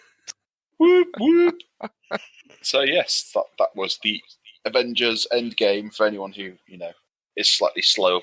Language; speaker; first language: English; native; English